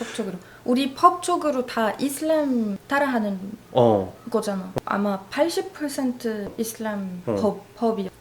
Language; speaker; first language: Korean; non-native, learner; Arabic